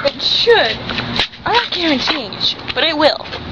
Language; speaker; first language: English; native; English